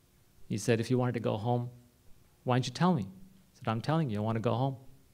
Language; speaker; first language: English; non-native, local second language; Hindi